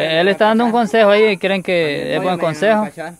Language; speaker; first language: Spanish; native; Spanish